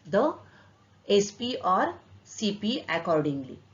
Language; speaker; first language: English; non-native, local second language; Marathi